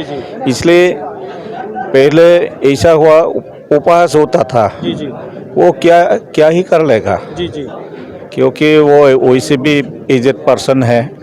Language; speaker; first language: Hindi; non-native, local second language; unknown